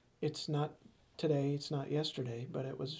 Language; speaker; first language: English; native; English